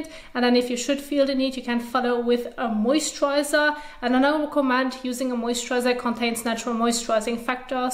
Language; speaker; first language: English; non-native, fluent; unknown